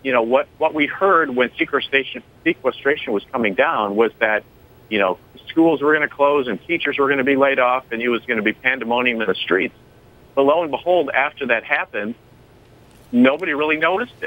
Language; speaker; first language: English; native; English